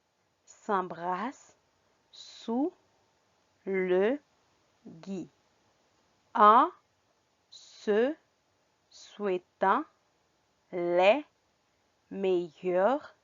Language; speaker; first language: French; non-native, fluent; Spanish